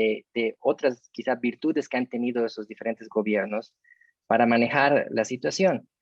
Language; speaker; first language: Spanish; native; Spanish